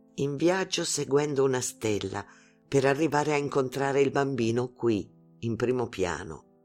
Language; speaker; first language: Italian; non-native, fluent; Arabic